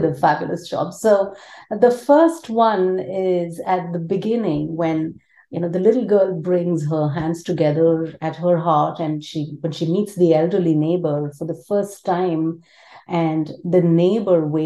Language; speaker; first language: English; non-native, local second language; Tamil